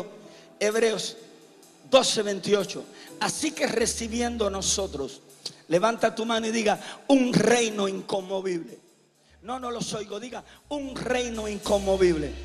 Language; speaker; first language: Spanish; native; Spanish